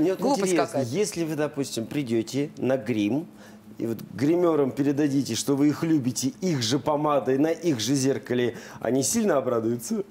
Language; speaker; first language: Russian; native; Russian